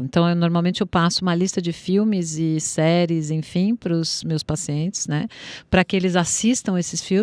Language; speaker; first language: Portuguese; native; Portuguese